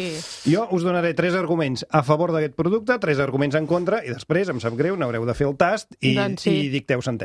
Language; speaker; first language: Catalan; native; Catalan